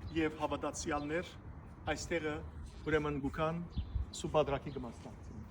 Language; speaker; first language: Armenian; early bilingual, heritage; Armenian